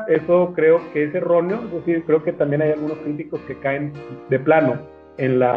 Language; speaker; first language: Spanish; native; Spanish